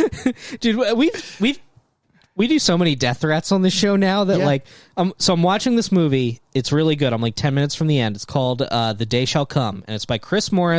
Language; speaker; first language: English; native; English